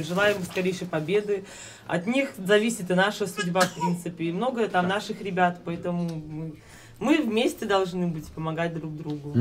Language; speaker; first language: Russian; native; Russian